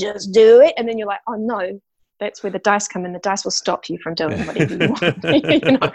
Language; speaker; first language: English; native; English